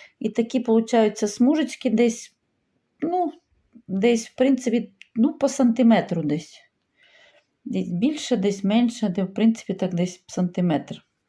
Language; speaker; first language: Ukrainian; non-native, local second language; Russian